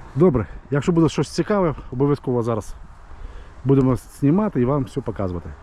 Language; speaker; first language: Ukrainian; non-native, local second language; Russian